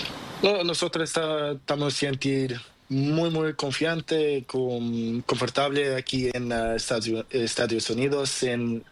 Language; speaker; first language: Spanish; non-native, learner; Portuguese